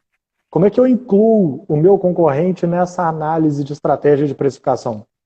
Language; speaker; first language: Portuguese; native; Portuguese